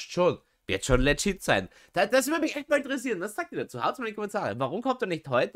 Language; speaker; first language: German; native; German